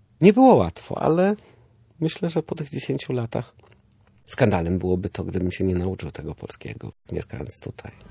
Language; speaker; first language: Polish; early bilingual, heritage; Polish